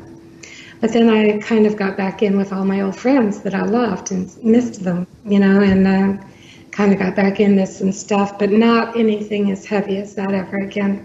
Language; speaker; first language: English; native; English